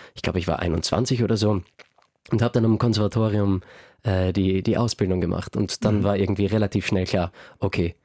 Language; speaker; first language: German; native; German